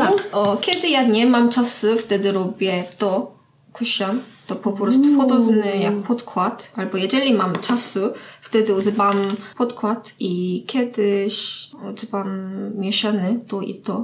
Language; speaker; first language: Polish; non-native, learner; Korean